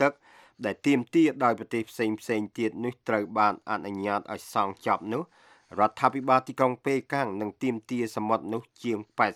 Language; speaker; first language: Khmer; native; Khmer